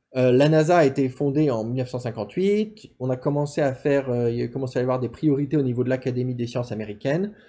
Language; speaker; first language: French; native; French